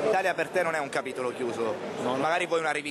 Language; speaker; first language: Italian; native; Italian